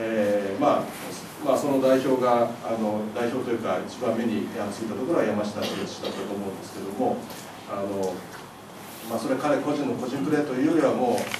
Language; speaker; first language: Japanese; native; Japanese